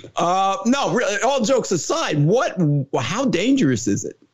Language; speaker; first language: English; native; English